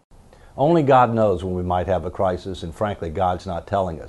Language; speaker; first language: English; native; English